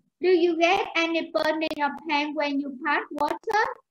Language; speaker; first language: English; non-native, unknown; Vietnamese